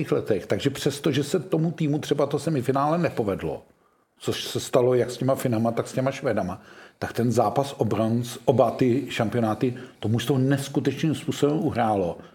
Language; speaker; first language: Czech; native; Czech